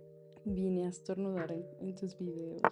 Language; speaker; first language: Spanish; non-native, learner; French